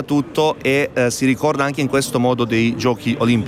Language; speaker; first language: Italian; non-native, fluent; Bosnian